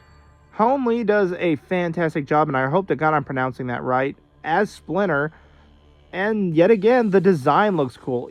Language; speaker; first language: English; native; English